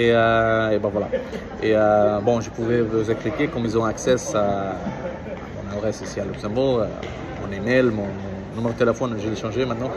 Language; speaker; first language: French; non-native, learner; Portuguese